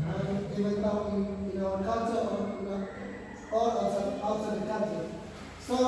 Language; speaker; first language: English; non-native, learner; Indonesian